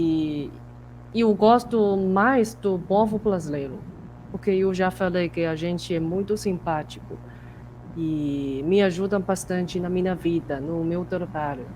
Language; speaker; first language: Portuguese; non-native, fluent; Chinese